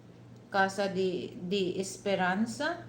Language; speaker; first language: Spanish; non-native, learner; Cebuano